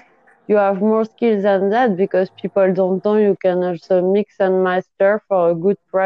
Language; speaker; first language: English; non-native, fluent; French